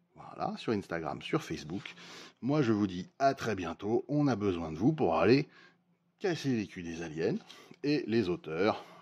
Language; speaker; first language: French; native; French